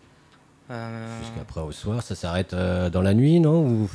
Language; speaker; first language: French; native; French